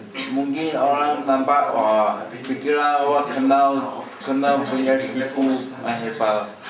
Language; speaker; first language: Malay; non-native, local second language; Chinese